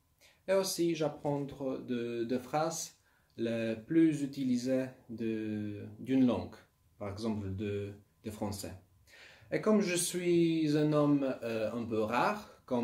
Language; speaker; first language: French; non-native, learner; Polish